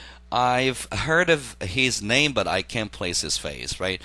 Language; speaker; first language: English; non-native, fluent; Korean